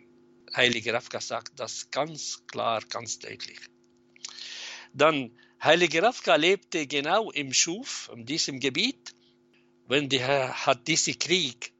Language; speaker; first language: German; non-native, fluent; Arabic